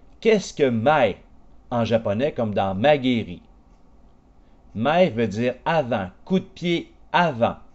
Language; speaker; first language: French; native; French